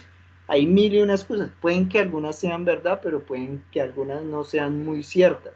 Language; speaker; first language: Spanish; native; Spanish